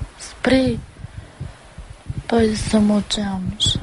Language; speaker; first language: Bulgarian; non-native, local second language; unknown